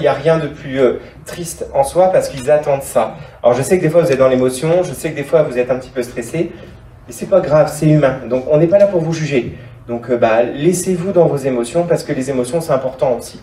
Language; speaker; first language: French; native; French